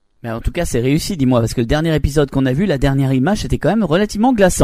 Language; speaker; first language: French; native; French